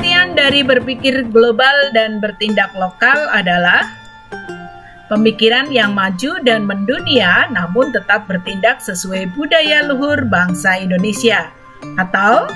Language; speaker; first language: Indonesian; native; Indonesian